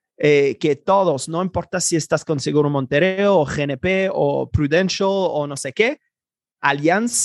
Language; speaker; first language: Spanish; non-native, fluent; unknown